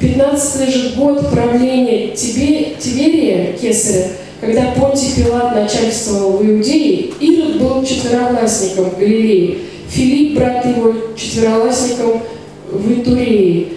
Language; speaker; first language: Russian; native; Russian